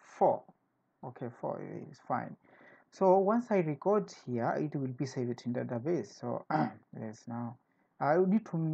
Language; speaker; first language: English; non-native, fluent; Portuguese